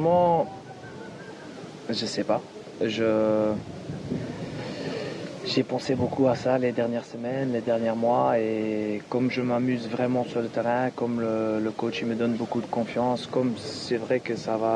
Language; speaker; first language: French; non-native, local second language; Dutch